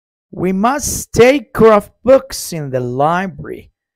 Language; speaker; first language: English; non-native, fluent; Persian